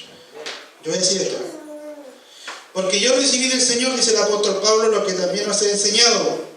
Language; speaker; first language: Spanish; native; Spanish